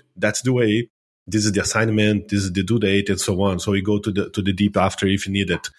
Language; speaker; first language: English; non-native, fluent; Portuguese